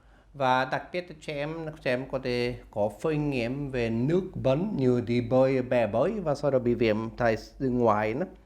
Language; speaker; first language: Vietnamese; non-native, learner; Swedish